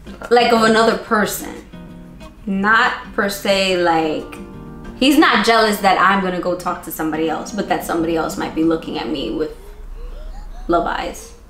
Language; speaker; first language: English; early bilingual, other home language; Spanish